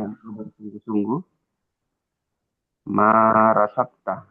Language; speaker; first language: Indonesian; native; Indonesian